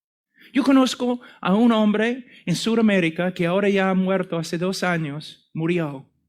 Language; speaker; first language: Spanish; non-native, fluent; English